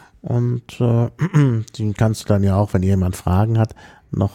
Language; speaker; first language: German; native; German